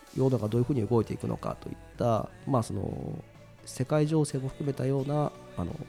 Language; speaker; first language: Japanese; native; Japanese